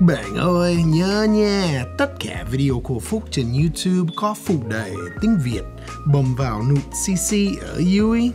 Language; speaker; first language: Vietnamese; non-native, fluent; English